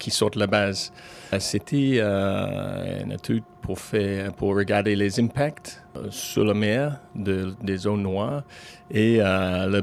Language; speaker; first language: French; non-native, fluent; English